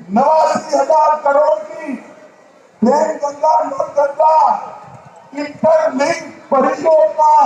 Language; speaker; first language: Hindi; non-native, local second language; Gujarati